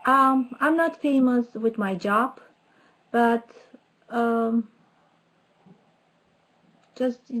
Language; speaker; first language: English; non-native, learner; Turkish